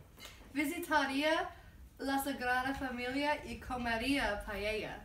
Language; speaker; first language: Spanish; non-native, learner; English